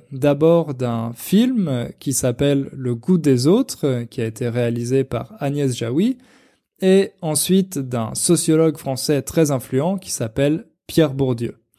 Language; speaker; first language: French; native; French